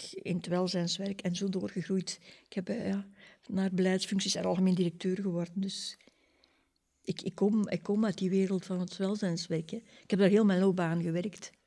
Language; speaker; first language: Dutch; native; Dutch